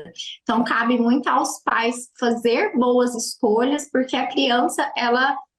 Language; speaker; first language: Portuguese; native; Portuguese